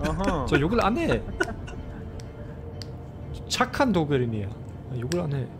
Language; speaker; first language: Korean; non-native, learner; German